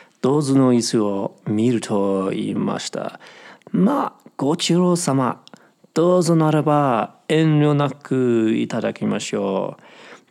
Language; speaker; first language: Japanese; non-native, fluent; English